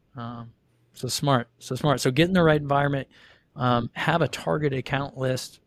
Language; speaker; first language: English; native; English